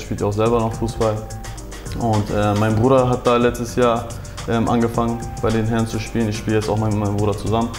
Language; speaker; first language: German; early bilingual, other home language; Turkish